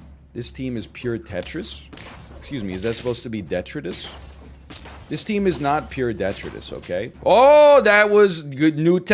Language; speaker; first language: English; native; English